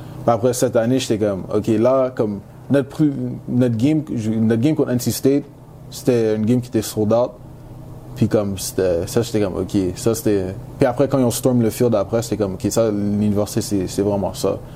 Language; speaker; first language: French; native; French